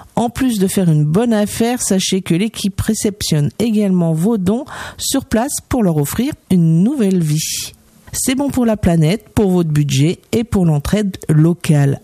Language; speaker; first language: French; native; French